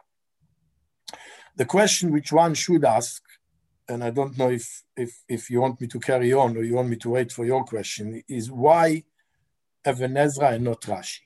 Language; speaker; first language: English; non-native, fluent; Hebrew